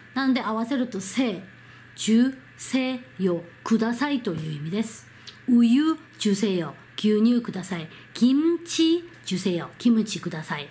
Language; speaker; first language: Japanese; non-native, fluent; Korean